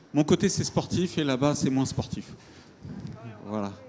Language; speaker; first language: French; native; French